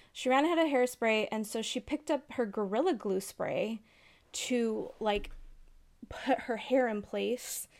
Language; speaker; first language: English; native; English